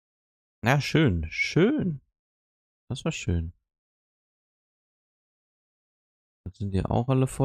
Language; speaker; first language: German; native; German